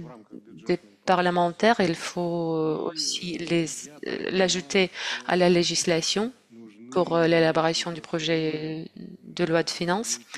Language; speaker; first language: French; non-native, fluent; Russian